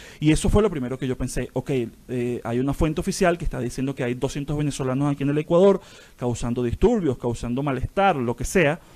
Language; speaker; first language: Spanish; native; Spanish